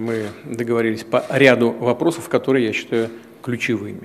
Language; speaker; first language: Russian; native; Russian